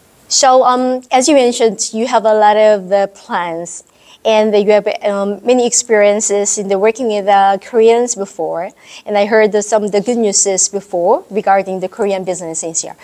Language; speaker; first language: English; non-native, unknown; Korean